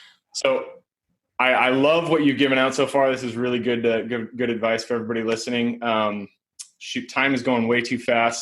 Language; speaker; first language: English; native; English